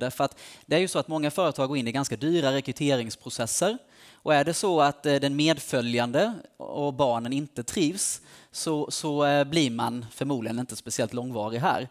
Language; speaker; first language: Swedish; native; Swedish